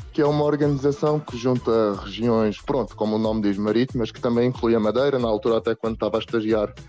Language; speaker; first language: Portuguese; native; Portuguese